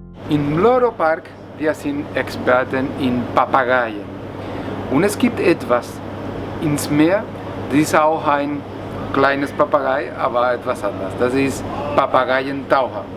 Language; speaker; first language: German; non-native, learner; Spanish